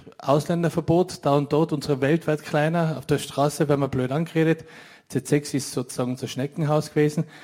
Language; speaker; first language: German; native; German